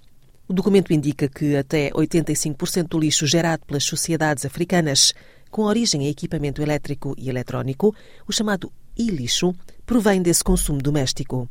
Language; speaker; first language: Portuguese; native; Portuguese